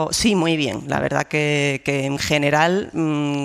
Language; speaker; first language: Spanish; native; Spanish